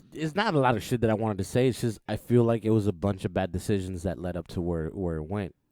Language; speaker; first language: English; native; English